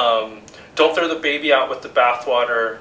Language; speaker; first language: English; native; English